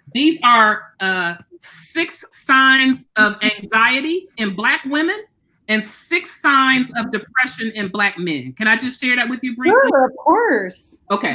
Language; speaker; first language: English; native; English